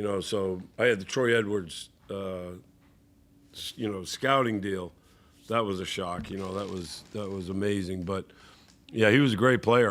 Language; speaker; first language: English; native; English